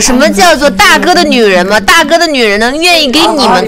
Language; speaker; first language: Chinese; native; Chinese